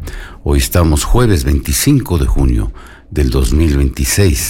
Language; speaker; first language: Spanish; native; Spanish